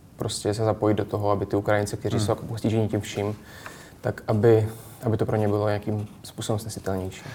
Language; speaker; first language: Czech; non-native, fluent; Russian